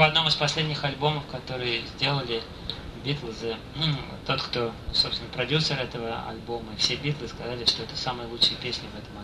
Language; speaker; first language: Russian; native; Russian